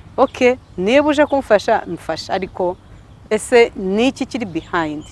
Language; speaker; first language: Kinyarwanda; early bilingual, heritage; Kinyarwanda